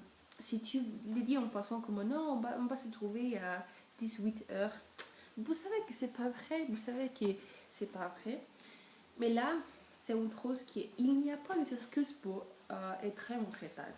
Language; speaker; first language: French; non-native, learner; Spanish